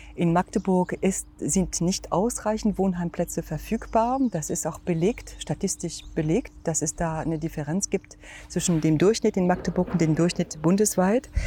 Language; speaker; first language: German; non-native, fluent; French